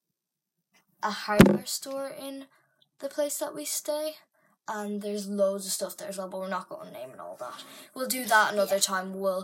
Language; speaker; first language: English; native; English